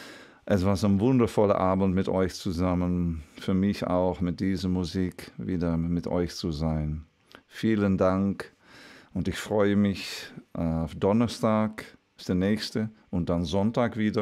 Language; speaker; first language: German; non-native, fluent; Dutch